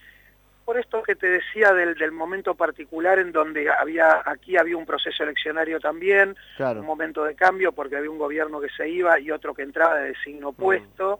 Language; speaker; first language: Spanish; native; Spanish